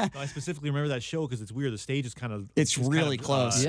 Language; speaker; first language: English; native; English